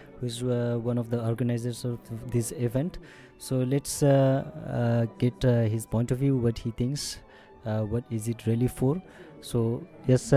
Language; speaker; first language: English; non-native, learner; Persian